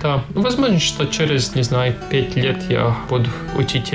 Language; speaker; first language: Russian; non-native, local second language; Latvian